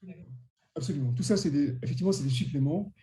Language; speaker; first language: French; native; French